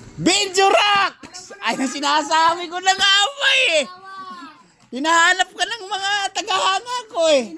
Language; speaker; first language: Filipino; native; Filipino